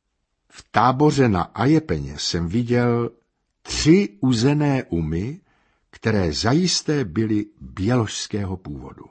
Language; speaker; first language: Czech; native; Czech